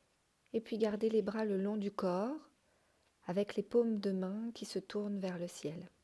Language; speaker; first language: French; native; French